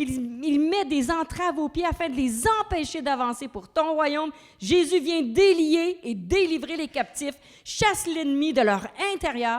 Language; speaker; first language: French; native; French